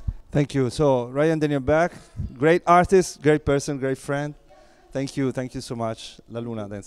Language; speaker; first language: English; non-native, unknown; Italian